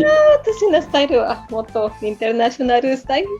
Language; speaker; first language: Japanese; non-native, learner; Spanish